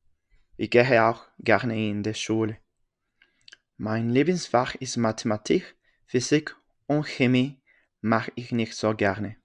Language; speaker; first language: German; non-native, learner; French